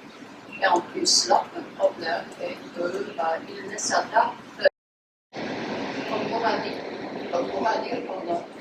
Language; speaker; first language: French; non-native, fluent; Polish